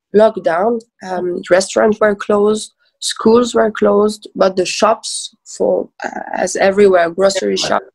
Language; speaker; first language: English; early bilingual, other home language; Persian